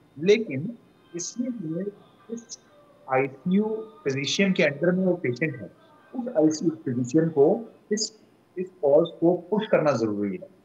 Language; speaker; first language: Hindi; native; Hindi